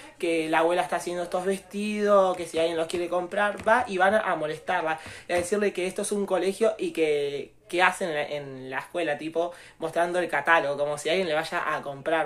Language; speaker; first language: Spanish; native; Spanish